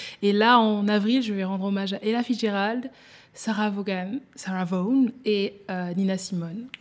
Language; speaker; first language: French; native; French